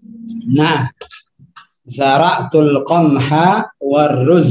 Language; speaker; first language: Arabic; non-native, fluent; Indonesian